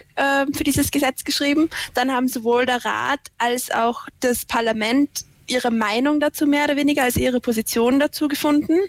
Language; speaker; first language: German; native; German